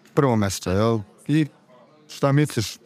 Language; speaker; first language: Serbian; native; Serbian